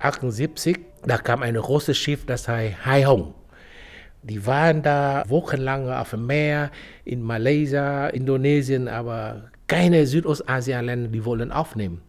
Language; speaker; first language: German; non-native, fluent; Vietnamese